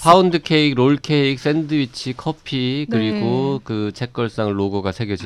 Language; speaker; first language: Korean; native; Korean